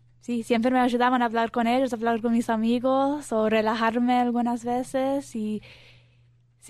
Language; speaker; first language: Spanish; early bilingual, heritage; Spanish